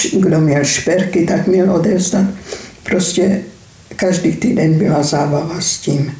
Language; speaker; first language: Czech; non-native, fluent; Hungarian